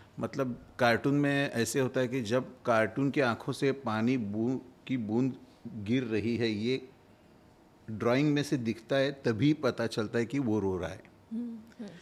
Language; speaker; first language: Hindi; non-native, local second language; Marathi